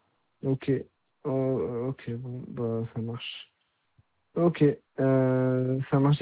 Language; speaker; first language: French; native; French